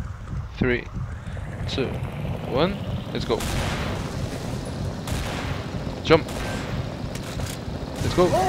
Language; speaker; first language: English; non-native, learner; Spanish